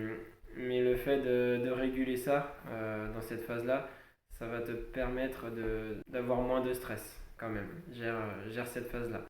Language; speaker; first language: French; native; French